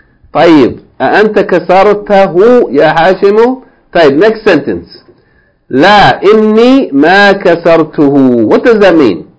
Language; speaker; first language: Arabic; non-native, fluent; English